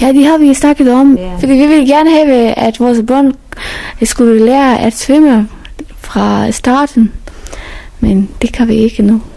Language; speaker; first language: Danish; non-native, fluent; Persian